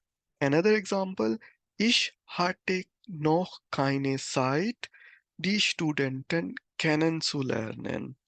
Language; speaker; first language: German; non-native, fluent; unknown